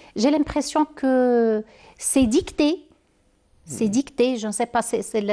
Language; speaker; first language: French; non-native, local second language; Arabic